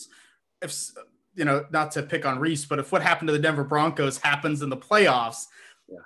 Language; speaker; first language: English; native; English